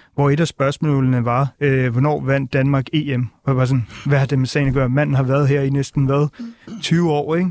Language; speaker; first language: Danish; native; Danish